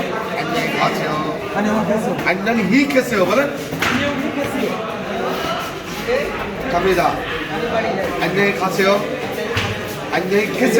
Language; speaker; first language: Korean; non-native, fluent; Bangla